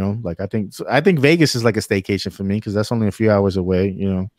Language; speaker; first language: English; native; English